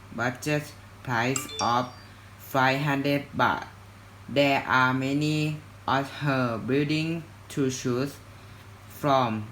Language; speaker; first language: English; non-native, learner; Thai